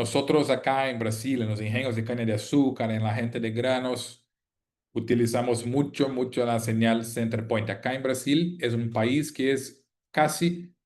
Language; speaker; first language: Spanish; non-native, fluent; Portuguese